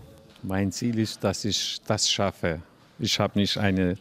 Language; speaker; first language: German; non-native, learner; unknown